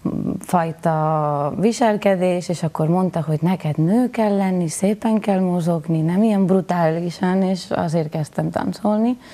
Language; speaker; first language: Hungarian; non-native, fluent; Spanish